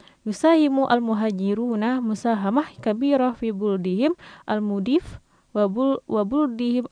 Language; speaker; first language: Arabic; non-native, fluent; Indonesian